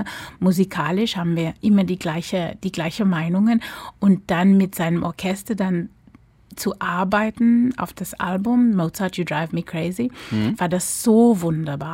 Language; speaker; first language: German; non-native, fluent; English